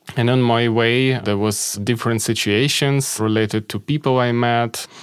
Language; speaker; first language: English; non-native, fluent; Ukrainian